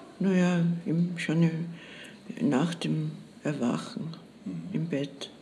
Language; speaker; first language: German; native; German